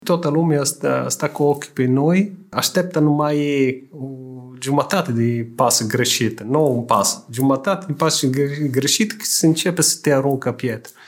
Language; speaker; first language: Romanian; non-native, fluent; Italian